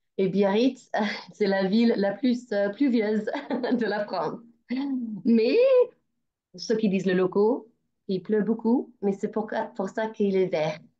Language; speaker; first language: French; non-native, fluent; English